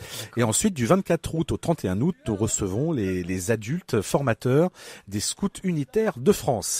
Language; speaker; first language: French; native; French